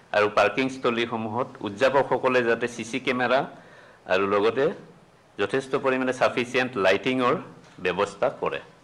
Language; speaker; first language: Assamese; native; Assamese